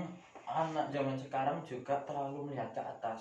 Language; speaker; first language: Indonesian; native; Indonesian